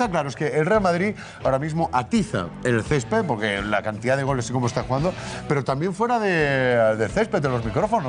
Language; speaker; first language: Spanish; native; Spanish